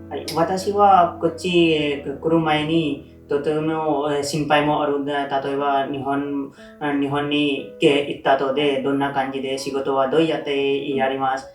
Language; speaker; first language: Japanese; non-native, learner; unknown